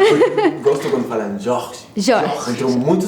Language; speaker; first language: Portuguese; non-native, fluent; Spanish